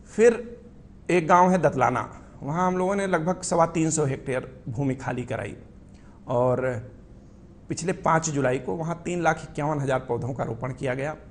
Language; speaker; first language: Hindi; native; Hindi